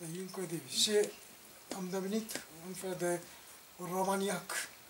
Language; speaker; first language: Romanian; non-native, learner; Japanese